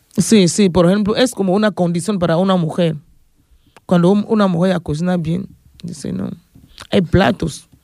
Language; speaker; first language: Spanish; non-native, fluent; French